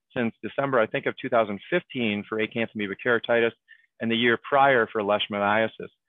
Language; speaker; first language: English; native; English